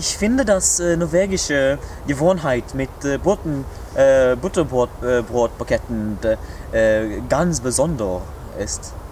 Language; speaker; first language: German; non-native, learner; Norwegian